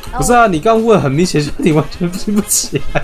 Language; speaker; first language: Chinese; native; Chinese